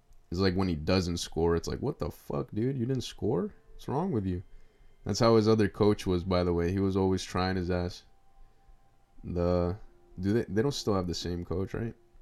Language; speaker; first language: English; early bilingual, other home language; Spanish